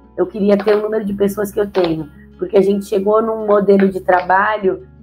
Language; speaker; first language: Portuguese; native; Portuguese